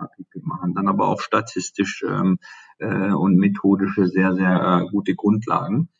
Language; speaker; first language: German; early bilingual, other home language; Turkish